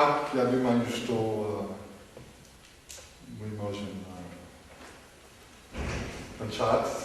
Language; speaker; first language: Russian; non-native, learner; English